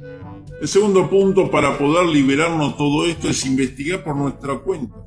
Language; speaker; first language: Spanish; native; Spanish